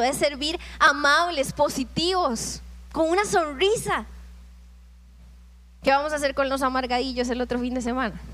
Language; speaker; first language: Spanish; native; Spanish